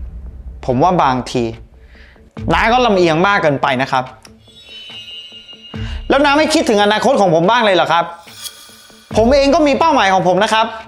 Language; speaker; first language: Thai; native; Thai